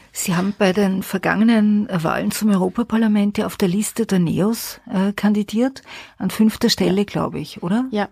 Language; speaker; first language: German; native; German